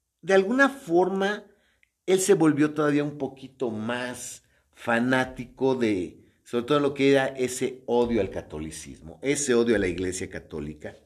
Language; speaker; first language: Spanish; native; Spanish